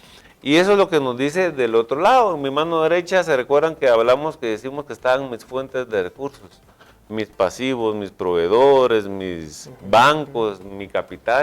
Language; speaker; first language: Spanish; native; Spanish